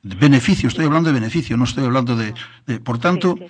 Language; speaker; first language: Spanish; non-native, local second language; Galician